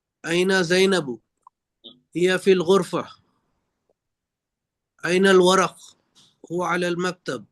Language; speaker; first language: Arabic; non-native, learner; Urdu